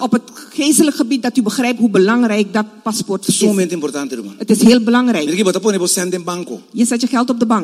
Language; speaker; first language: Dutch; non-native, local second language; Papiamento